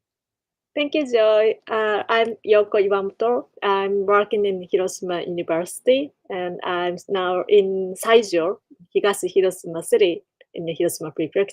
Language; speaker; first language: English; non-native, learner; Japanese